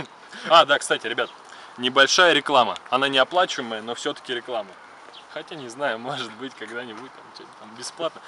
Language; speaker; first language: Russian; native; Russian